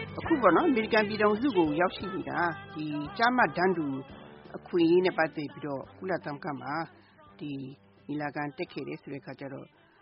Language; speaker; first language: Burmese; native; Burmese